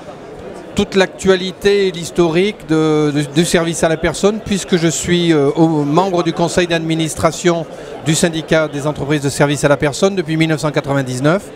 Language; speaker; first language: French; native; French